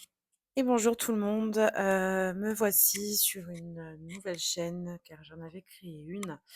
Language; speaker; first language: French; native; French